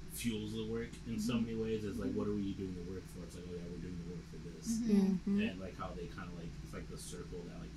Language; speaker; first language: English; native; English